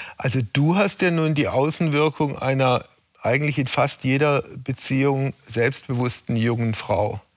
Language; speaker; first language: German; native; German